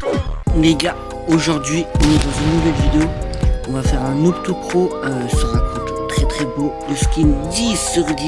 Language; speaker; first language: French; native; French